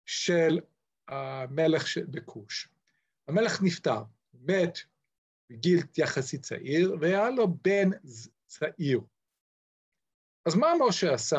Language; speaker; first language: Hebrew; non-native, fluent; English